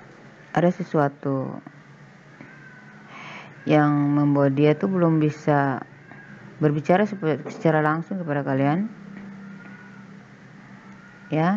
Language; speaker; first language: Indonesian; native; Indonesian